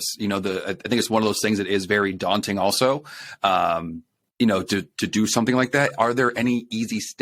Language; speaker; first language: English; native; English